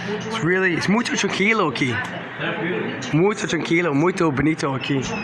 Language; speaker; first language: Portuguese; non-native, learner; English